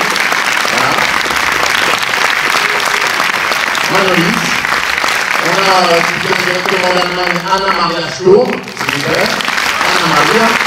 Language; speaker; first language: French; native; French